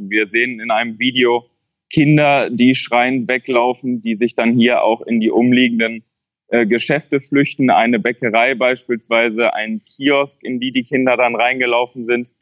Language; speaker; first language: German; native; German